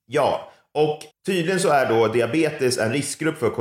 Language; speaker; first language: Swedish; native; Swedish